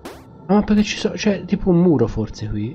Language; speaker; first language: Italian; native; Italian